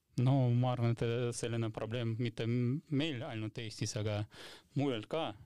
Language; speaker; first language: Estonian; non-native, local second language; Russian